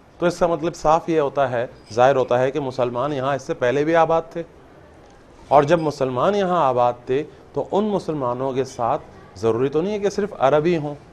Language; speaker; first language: Urdu; non-native, local second language; Baluchi